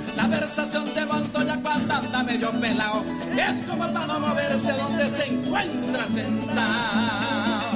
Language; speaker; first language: Spanish; native; Spanish